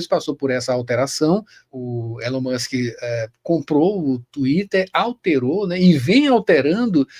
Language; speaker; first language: Portuguese; native; Portuguese